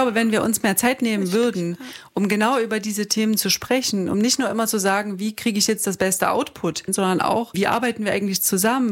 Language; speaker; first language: German; native; German